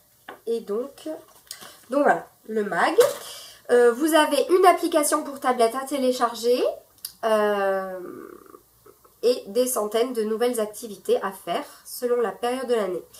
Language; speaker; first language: French; native; French